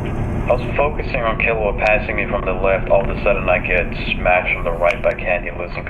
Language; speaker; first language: English; native; English